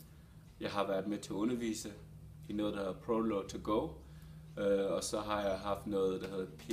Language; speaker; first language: Danish; non-native, fluent; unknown